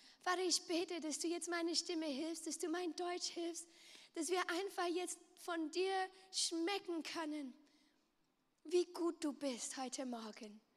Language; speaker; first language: German; non-native, local second language; French